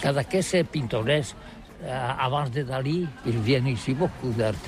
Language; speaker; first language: French; non-native, learner; Catalan